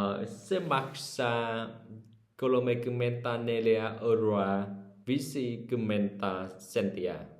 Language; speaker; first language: Finnish; non-native, learner; Vietnamese